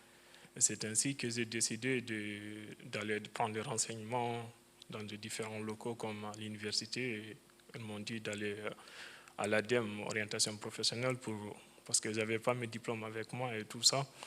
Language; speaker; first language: French; non-native, fluent; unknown